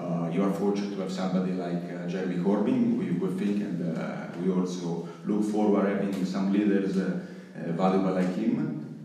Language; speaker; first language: English; non-native, fluent; Italian